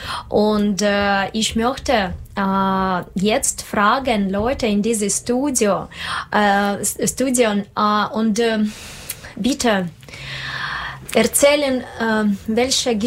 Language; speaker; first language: German; non-native, learner; Russian